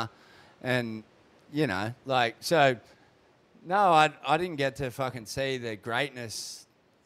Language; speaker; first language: English; native; English